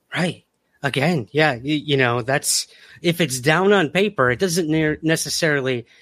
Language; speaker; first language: English; native; English